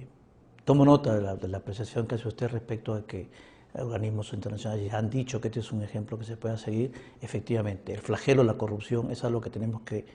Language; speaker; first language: Spanish; native; Spanish